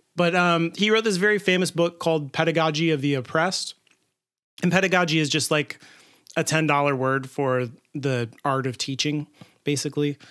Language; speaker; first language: English; native; English